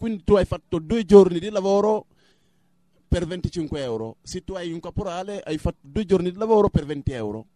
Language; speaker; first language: Italian; non-native, fluent; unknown